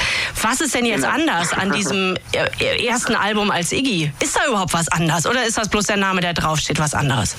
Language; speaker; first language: German; native; German